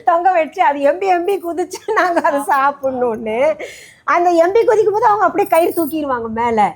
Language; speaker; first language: Tamil; non-native, local second language; Hindi